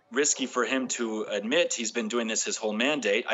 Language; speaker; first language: English; native; English